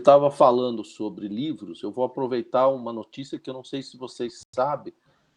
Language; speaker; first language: Portuguese; native; Portuguese